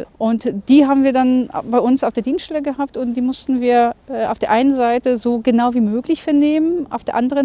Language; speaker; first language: German; native; German